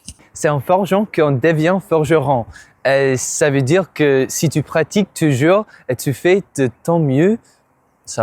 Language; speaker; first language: French; non-native, learner; English